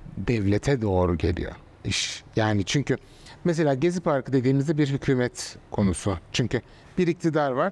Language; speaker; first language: Turkish; native; Turkish